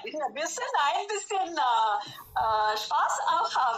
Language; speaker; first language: German; non-native, fluent; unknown